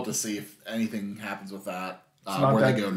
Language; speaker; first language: English; native; English